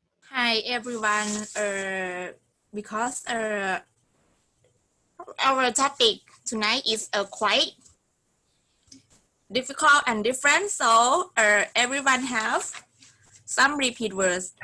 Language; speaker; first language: English; non-native, learner; Thai